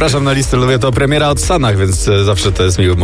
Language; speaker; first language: Polish; native; Polish